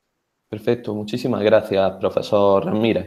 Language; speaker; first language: Spanish; native; Spanish